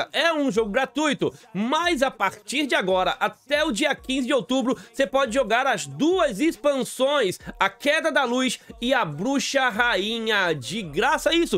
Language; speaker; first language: Portuguese; native; Portuguese